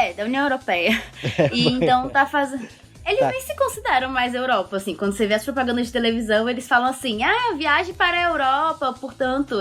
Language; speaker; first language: Portuguese; native; Portuguese